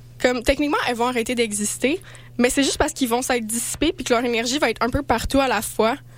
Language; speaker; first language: French; native; French